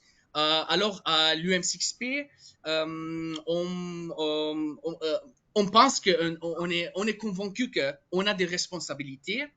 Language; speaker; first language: French; non-native, fluent; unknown